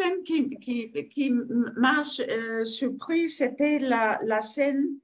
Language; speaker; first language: French; non-native, fluent; Spanish